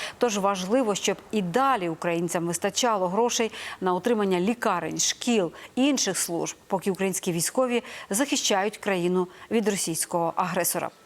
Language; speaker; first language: Ukrainian; native; Ukrainian